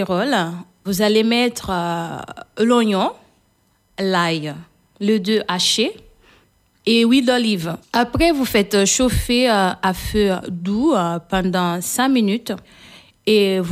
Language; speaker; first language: French; non-native, fluent; Portuguese